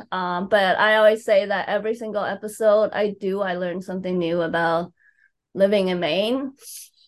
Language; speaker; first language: English; non-native, fluent; Chinese